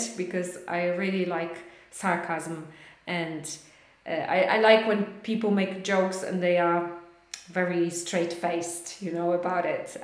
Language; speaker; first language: English; non-native, fluent; Polish